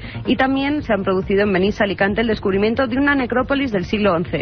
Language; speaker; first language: Spanish; native; Spanish